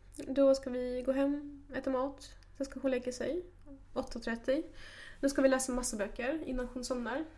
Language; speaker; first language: Swedish; non-native, fluent; Russian